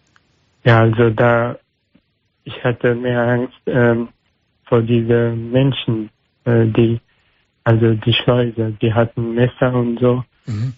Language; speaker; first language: German; non-native, learner; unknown